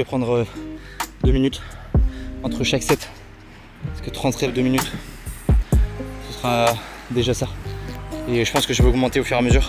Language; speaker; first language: French; native; French